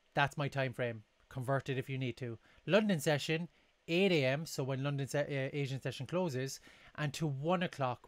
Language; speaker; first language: English; native; English